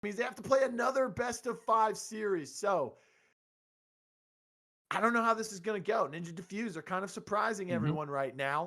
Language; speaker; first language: English; native; English